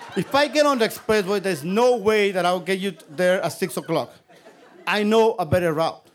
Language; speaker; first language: English; non-native, fluent; Spanish